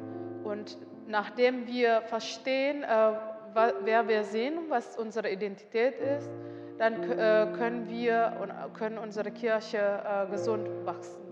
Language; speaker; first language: German; non-native, learner; Indonesian